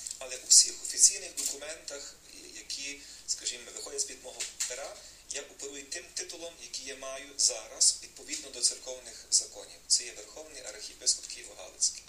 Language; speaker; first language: Ukrainian; native; Ukrainian